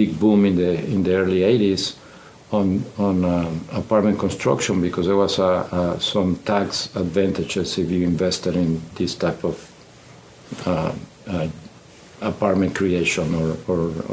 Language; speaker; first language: English; non-native, fluent; Spanish